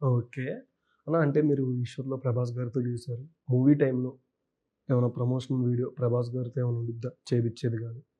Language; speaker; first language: Telugu; native; Telugu